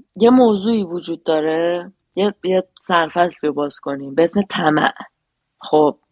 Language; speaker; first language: Persian; native; Persian